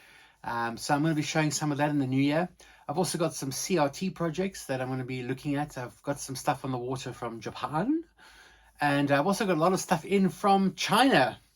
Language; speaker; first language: English; native; English